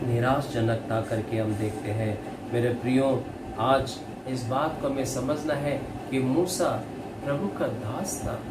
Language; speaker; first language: Hindi; non-native, local second language; Kannada